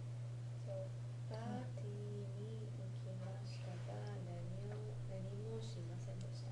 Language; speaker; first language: Japanese; non-native, learner; English